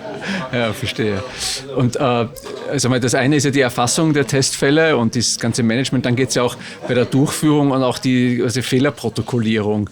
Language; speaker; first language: German; native; German